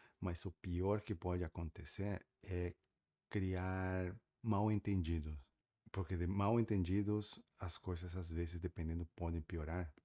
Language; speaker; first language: Portuguese; non-native, fluent; Spanish